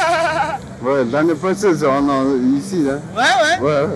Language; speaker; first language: French; non-native, learner; Mongolian